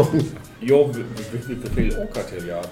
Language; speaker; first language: Swedish; non-native, fluent; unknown